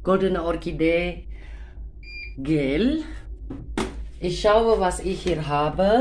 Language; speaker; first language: German; non-native, fluent; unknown